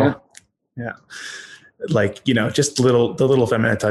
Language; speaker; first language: English; native; English